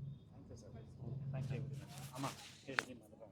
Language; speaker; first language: Kannada; native; Kannada